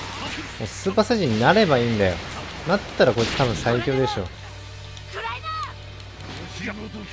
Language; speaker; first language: Japanese; native; Japanese